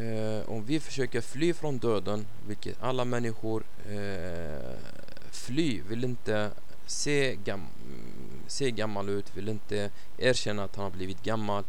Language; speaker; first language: Swedish; non-native, fluent; Arabic